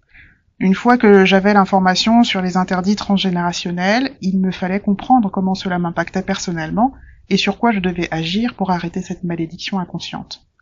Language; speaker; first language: French; native; French